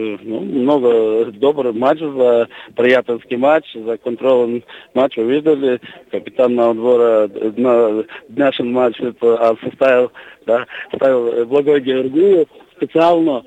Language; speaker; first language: Bulgarian; non-native, learner; Russian